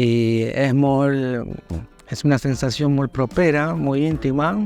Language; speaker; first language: Catalan; non-native, learner; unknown